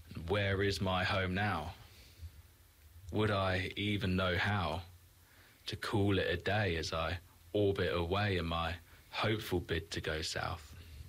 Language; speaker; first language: English; native; English